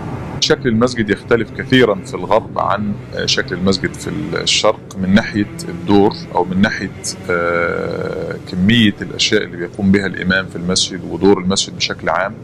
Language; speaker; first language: Arabic; native; Arabic